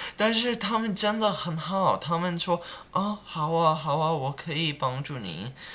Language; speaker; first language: Chinese; non-native, learner; English